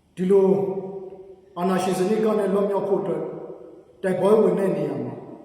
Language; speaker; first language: Burmese; non-native, local second language; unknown